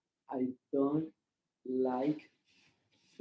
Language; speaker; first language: English; non-native, learner; Spanish